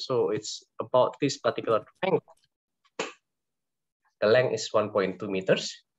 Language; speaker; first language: English; non-native, fluent; Indonesian